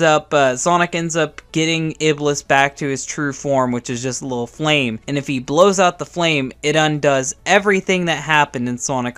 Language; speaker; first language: English; native; English